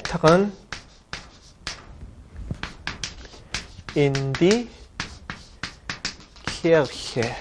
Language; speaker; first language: German; non-native, fluent; Korean